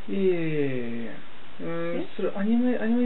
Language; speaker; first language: Japanese; non-native, learner; Russian